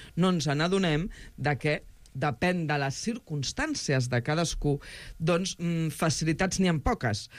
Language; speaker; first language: Catalan; native; Catalan